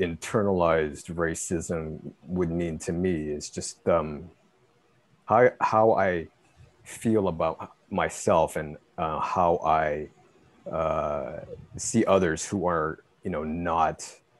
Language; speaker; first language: English; native; English